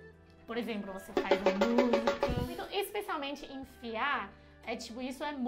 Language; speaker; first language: Portuguese; non-native, learner; Chinese